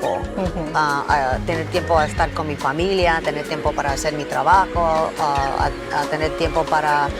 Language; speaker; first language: Spanish; non-native, fluent; English